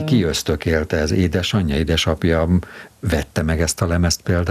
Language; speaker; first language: Hungarian; native; Hungarian